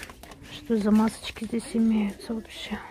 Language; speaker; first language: Russian; native; Russian